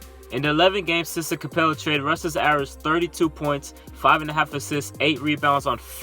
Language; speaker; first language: English; native; English